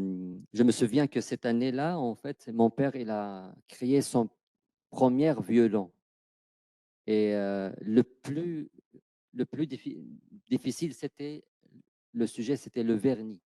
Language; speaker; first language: French; non-native, fluent; Arabic